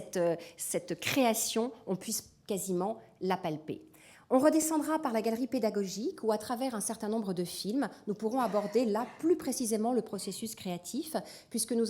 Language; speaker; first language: French; native; French